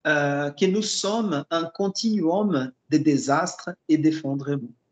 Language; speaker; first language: French; non-native, fluent; Portuguese